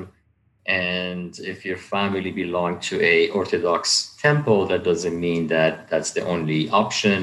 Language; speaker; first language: English; native; English